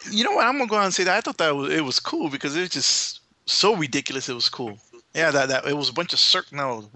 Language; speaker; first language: English; native; English